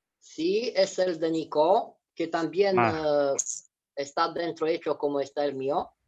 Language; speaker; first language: Spanish; non-native, fluent; Romanian